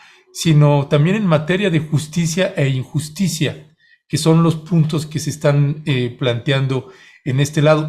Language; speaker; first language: Spanish; native; Spanish